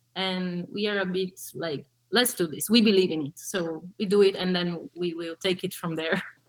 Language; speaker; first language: English; early bilingual, other home language; Portuguese